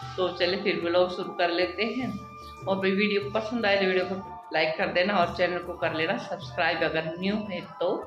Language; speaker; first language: Hindi; native; Hindi